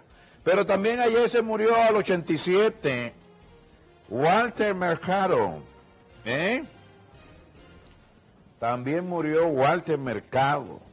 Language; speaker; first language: Spanish; native; Spanish